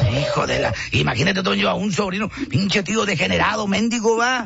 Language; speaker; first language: Spanish; native; Spanish